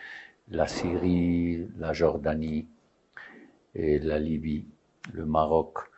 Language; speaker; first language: French; non-native, learner; Spanish